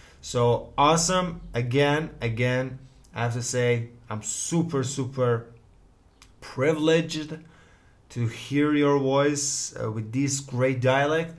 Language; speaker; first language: English; non-native, fluent; Persian